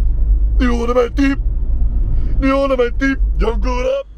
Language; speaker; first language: German; early bilingual, other home language; Albanian